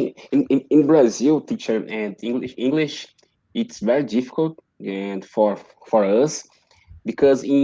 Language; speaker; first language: English; non-native, learner; Portuguese